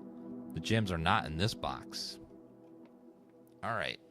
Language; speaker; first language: English; native; English